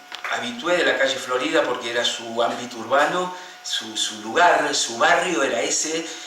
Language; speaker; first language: Spanish; native; Spanish